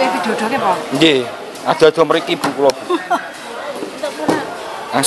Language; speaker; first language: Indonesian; non-native, local second language; Javanese